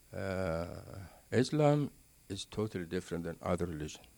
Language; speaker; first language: English; non-native, fluent; Arabic